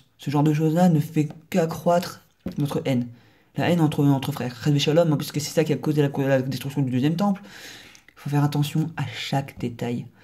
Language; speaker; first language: French; native; French